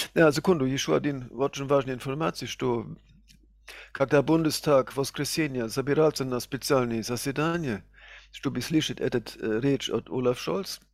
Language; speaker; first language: Russian; non-native, fluent; German